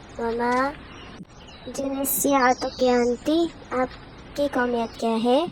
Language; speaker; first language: Urdu; native; Urdu